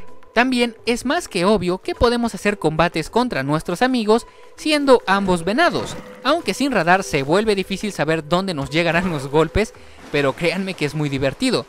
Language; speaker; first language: Spanish; native; Spanish